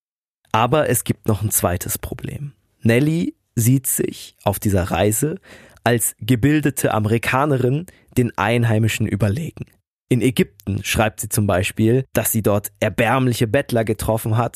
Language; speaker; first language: German; native; German